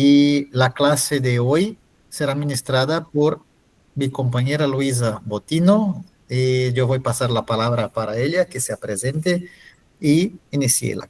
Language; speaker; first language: Spanish; non-native, fluent; Portuguese